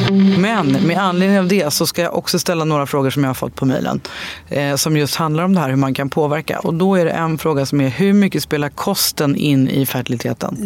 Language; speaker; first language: Swedish; native; Swedish